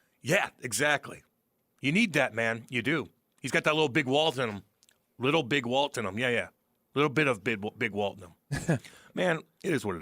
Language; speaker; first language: English; native; English